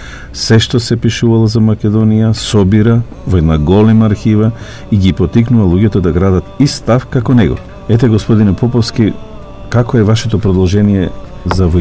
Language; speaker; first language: Macedonian; native; Macedonian